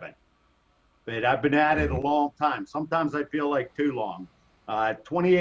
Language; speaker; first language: English; native; English